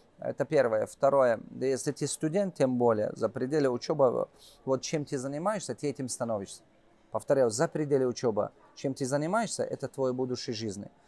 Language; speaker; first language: Russian; non-native, local second language; Tajik